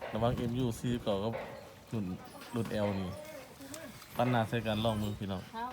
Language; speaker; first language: Thai; native; Thai